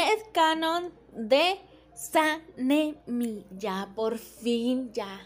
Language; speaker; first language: Spanish; native; Spanish